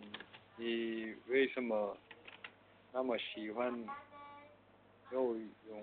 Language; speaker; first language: Chinese; non-native, learner; Korean